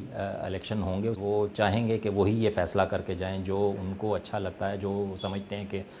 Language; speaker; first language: Urdu; native; Urdu